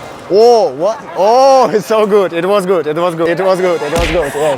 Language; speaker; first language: English; non-native, learner; Russian